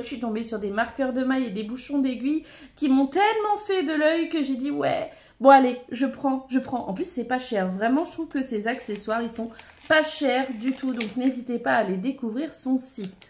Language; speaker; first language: French; native; French